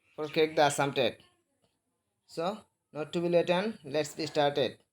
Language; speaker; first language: English; non-native, local second language; Assamese